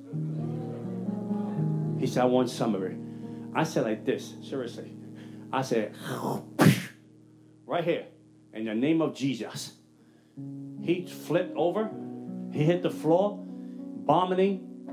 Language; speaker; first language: English; native; English